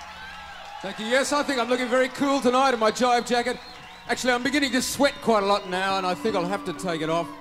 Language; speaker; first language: English; native; English